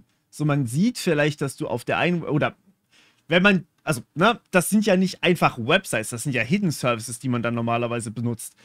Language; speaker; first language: German; native; German